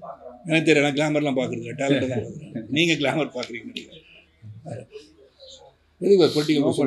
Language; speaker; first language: Tamil; native; Tamil